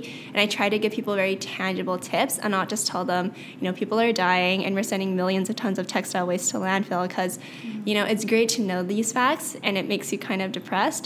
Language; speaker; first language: English; native; English